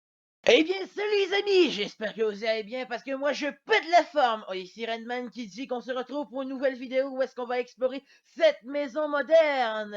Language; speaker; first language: French; native; French